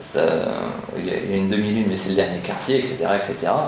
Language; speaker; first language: French; native; French